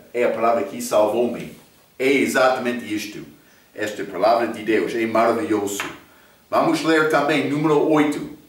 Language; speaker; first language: Portuguese; non-native, fluent; English